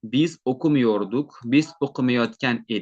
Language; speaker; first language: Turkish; non-native, fluent; Uzbek